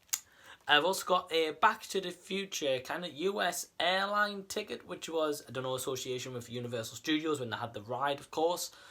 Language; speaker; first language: English; native; English